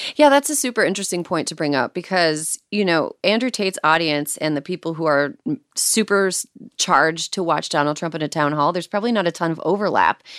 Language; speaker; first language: English; native; English